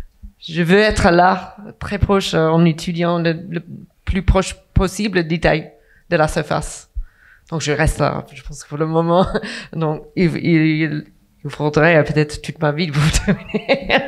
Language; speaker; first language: French; non-native, fluent; English